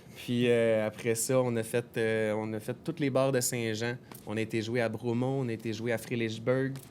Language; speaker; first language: French; native; French